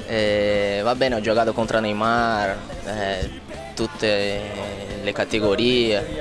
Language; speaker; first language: Italian; non-native, fluent; Portuguese